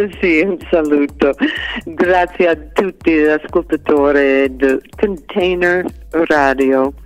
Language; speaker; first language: Italian; non-native, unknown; English